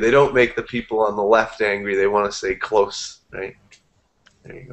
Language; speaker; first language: English; native; English